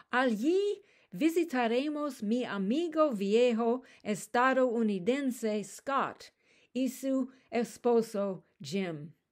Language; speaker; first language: Spanish; non-native, learner; English